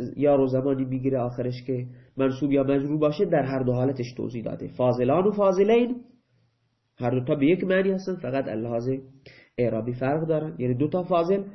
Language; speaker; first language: Persian; non-native, local second language; Baluchi